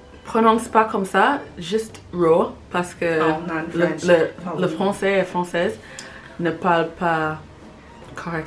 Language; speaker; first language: French; non-native, learner; English